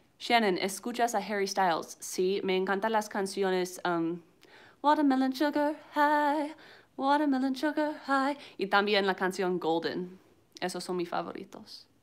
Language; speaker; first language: Spanish; non-native, learner; English